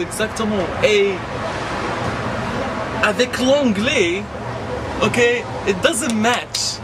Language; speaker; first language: French; non-native, local second language; Arabic